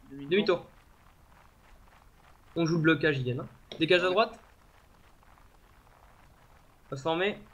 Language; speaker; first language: French; native; French